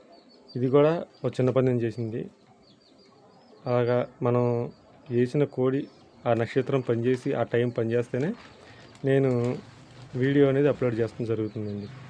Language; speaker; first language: Telugu; native; Telugu